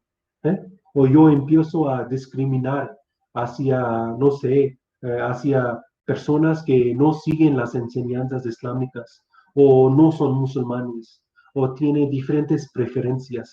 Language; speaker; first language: Spanish; non-native, fluent; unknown